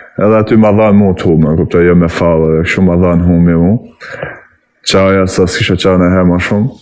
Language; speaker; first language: Albanian; native; Albanian